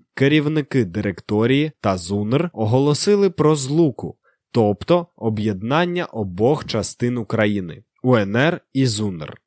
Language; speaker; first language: Ukrainian; native; Ukrainian